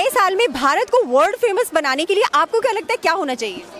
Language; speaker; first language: Hindi; native; Hindi